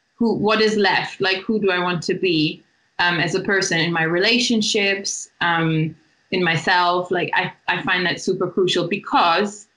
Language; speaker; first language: English; non-native, fluent; German